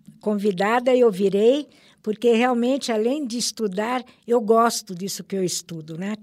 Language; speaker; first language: Portuguese; early bilingual, other home language; Italian